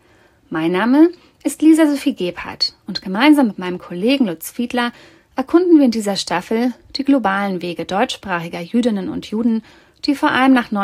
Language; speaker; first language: German; native; German